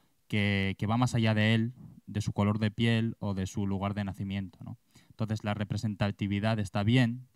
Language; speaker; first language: Spanish; native; Spanish